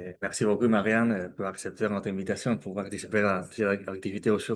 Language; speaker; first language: French; non-native, fluent; Spanish